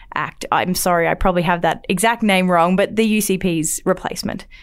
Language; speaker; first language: English; native; English